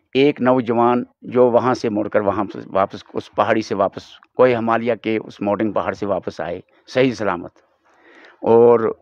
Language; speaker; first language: Hindi; non-native, local second language; Kashmiri